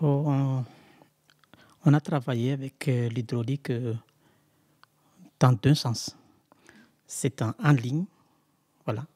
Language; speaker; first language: French; non-native, local second language; Malagasy